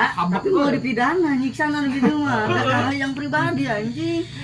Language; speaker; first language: Indonesian; non-native, local second language; Sundanese